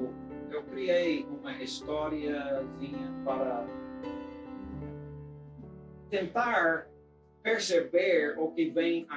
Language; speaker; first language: Portuguese; non-native, fluent; English